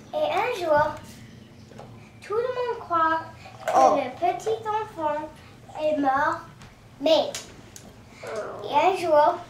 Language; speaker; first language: French; non-native, learner; English